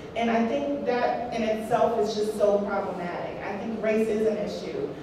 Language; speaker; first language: English; native; English